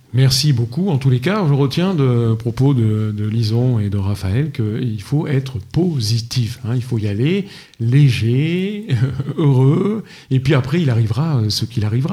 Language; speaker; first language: French; native; French